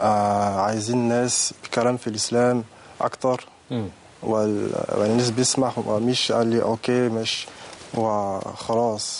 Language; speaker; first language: Arabic; non-native, learner; French